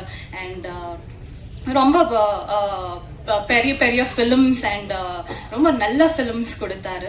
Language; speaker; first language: Tamil; non-native, learner; Kannada